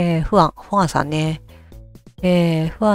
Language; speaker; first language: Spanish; non-native, learner; Japanese